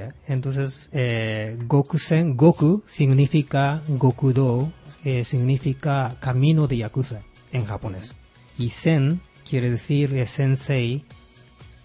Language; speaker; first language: Spanish; non-native, fluent; Japanese